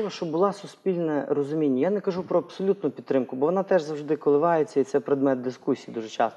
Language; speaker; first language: Ukrainian; native; Ukrainian